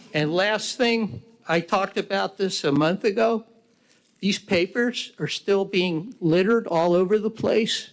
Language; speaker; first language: English; native; English